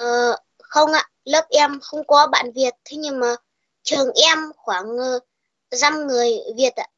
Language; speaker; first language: Vietnamese; early bilingual, heritage; Vietnamese